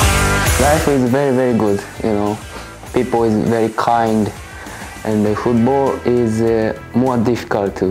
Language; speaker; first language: English; non-native, learner; Japanese